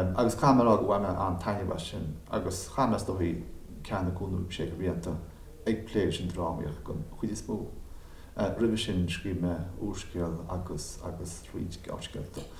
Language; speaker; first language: Irish; native; Irish